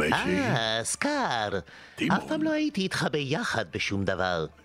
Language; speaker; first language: Hebrew; native; Hebrew